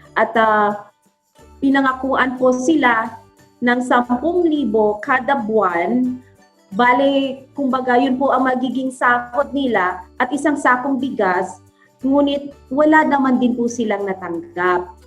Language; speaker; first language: Filipino; non-native, local second language; Cebuano